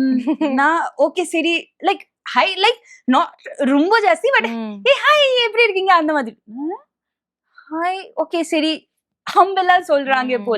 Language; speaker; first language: Tamil; non-native, local second language; Bangla